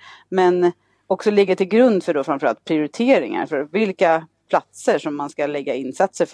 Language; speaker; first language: Swedish; native; Swedish